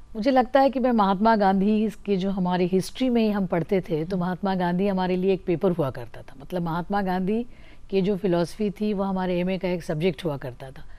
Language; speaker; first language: Hindi; native; Hindi